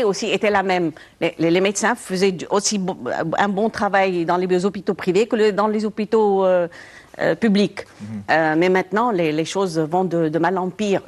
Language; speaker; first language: French; non-native, local second language; Arabic